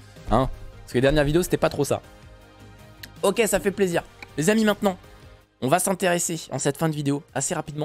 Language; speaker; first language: French; native; French